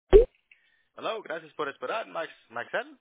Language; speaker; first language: Spanish; early bilingual, heritage; Spanish